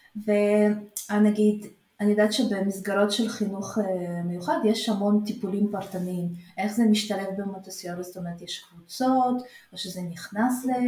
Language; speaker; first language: Hebrew; early bilingual, other home language; Russian